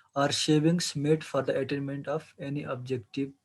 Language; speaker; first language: English; non-native, local second language; Nepali